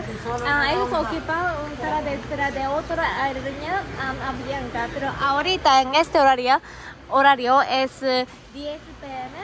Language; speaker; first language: Spanish; non-native, learner; Japanese